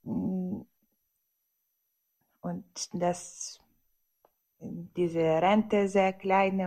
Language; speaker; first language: German; non-native, learner; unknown